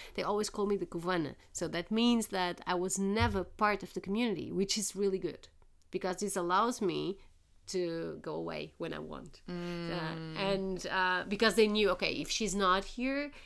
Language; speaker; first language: English; non-native, fluent; Portuguese